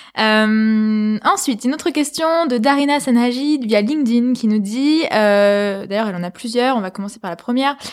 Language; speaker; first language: French; native; French